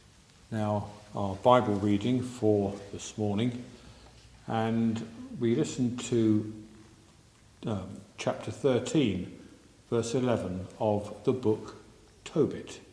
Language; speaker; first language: English; native; English